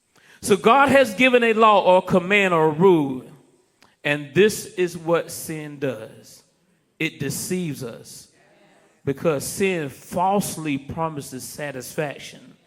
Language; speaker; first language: English; native; English